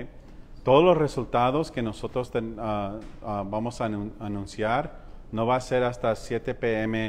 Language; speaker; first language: Spanish; early bilingual, heritage; Spanish